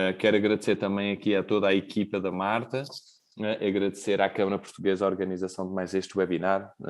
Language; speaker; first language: Portuguese; native; Portuguese